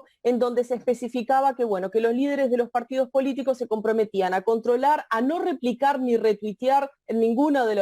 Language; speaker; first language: Spanish; native; Spanish